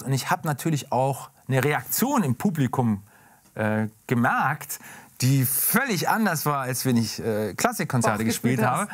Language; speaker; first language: German; native; German